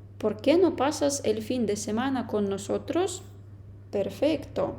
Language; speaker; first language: Spanish; non-native, fluent; Ukrainian